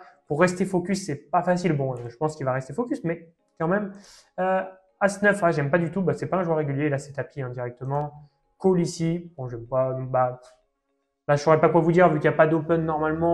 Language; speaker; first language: French; native; French